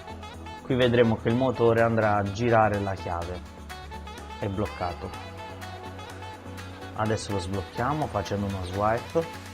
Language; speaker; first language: Italian; native; Italian